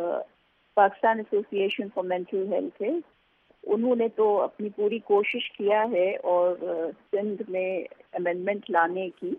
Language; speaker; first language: Urdu; native; Urdu